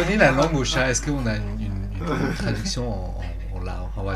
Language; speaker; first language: French; non-native, fluent; Lao